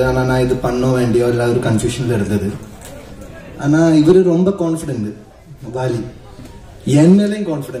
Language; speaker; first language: Tamil; non-native, learner; Malayalam